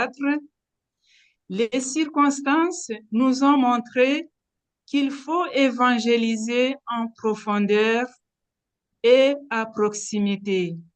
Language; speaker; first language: French; non-native, local second language; Kinyarwanda